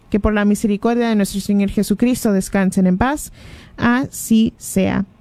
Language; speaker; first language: Spanish; early bilingual, heritage; Spanish